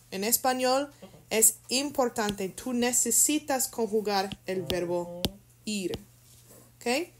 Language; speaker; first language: Spanish; non-native, fluent; English